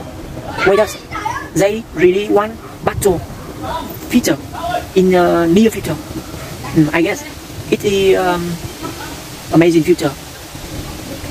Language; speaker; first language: English; non-native, learner; Vietnamese